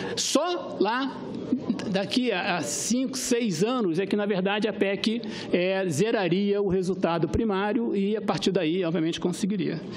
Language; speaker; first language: Portuguese; native; Portuguese